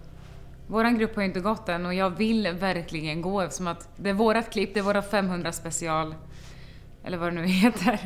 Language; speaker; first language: Swedish; native; Swedish